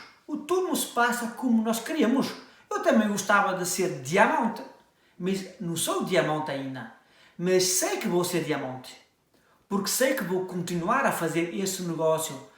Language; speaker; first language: Portuguese; early bilingual, heritage; French